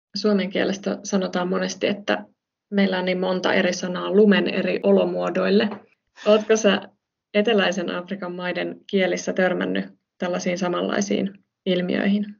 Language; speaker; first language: Finnish; native; Finnish